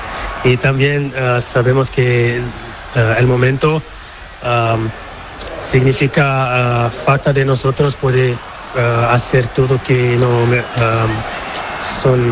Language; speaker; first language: Spanish; non-native, learner; Portuguese